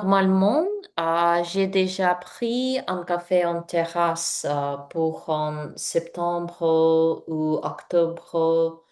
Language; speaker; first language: French; non-native, learner; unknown